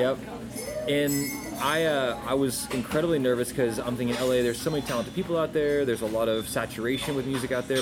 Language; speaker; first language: English; native; English